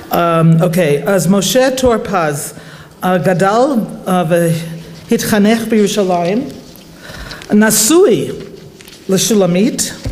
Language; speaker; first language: Hebrew; non-native, fluent; English